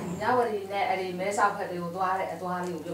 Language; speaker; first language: Dutch; non-native, learner; Burmese